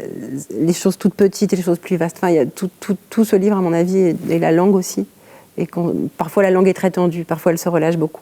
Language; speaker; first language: French; native; French